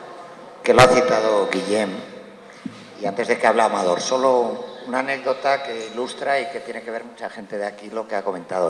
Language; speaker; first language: Spanish; non-native, local second language; Catalan